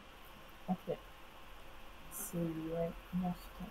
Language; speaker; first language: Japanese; non-native, learner; German